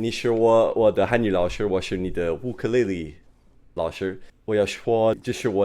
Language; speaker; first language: Chinese; non-native, fluent; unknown